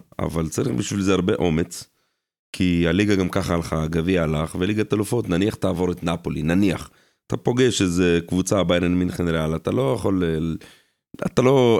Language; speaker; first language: Hebrew; early bilingual, other home language; Russian